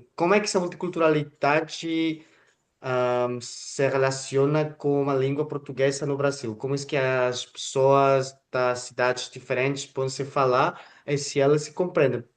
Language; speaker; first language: Portuguese; non-native, fluent; Spanish